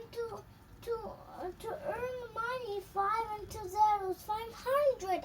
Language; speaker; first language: English; non-native, learner; Russian